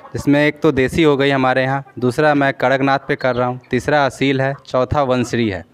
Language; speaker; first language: Hindi; native; Hindi